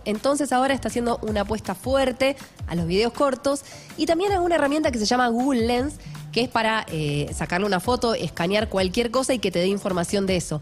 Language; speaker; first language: Spanish; native; Spanish